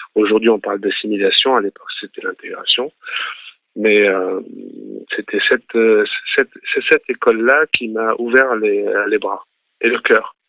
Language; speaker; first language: French; early bilingual, other home language; Arabic